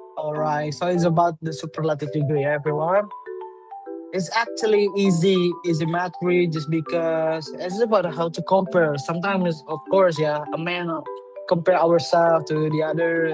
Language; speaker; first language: English; non-native, learner; Indonesian